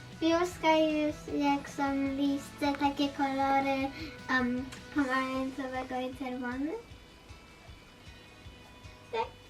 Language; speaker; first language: Polish; early bilingual, heritage; Polish